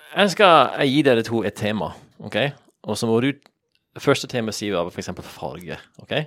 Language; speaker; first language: Norwegian; non-native, fluent; English